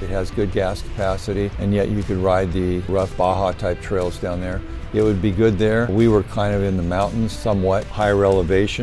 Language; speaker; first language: English; native; English